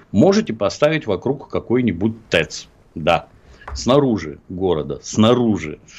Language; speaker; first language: Russian; native; Russian